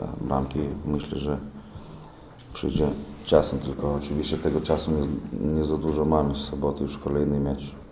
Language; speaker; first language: Polish; non-native, learner; Lithuanian